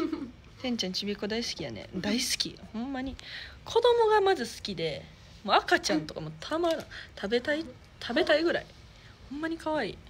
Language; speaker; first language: Japanese; native; Japanese